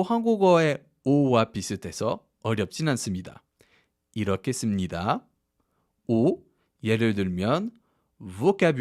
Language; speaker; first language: Korean; non-native, fluent; French